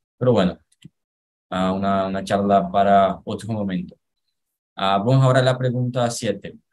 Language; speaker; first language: Spanish; non-native, learner; Portuguese